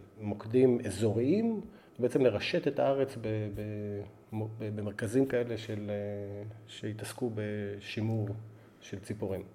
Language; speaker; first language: Hebrew; native; Hebrew